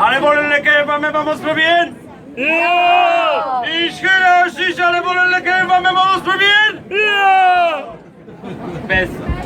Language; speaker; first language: German; non-native, fluent; Polish